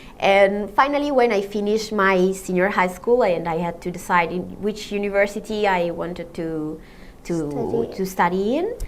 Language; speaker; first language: English; non-native, fluent; Italian